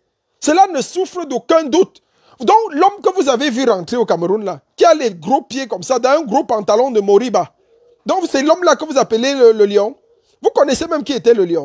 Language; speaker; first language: French; native; French